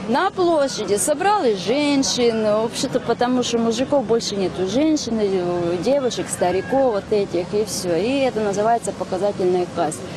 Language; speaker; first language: Russian; non-native, local second language; Ukrainian